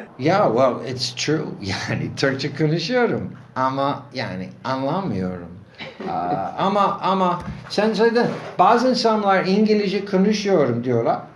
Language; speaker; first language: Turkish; non-native, learner; English